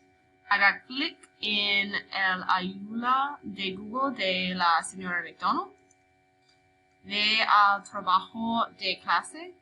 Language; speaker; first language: Spanish; non-native, fluent; English